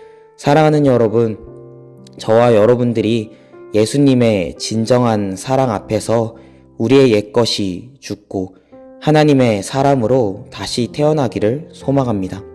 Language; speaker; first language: Korean; native; Korean